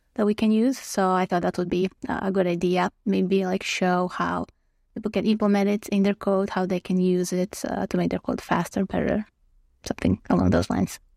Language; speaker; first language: English; non-native, fluent; Croatian